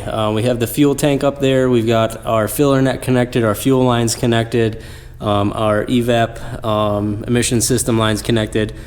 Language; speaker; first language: English; native; English